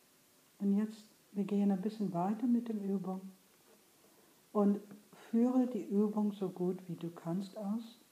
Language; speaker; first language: German; non-native, fluent; English